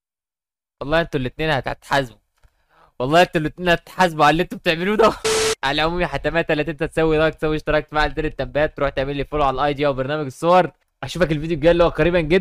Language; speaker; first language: Arabic; native; Arabic